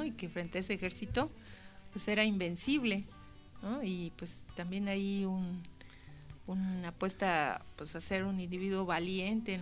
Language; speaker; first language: Spanish; native; Spanish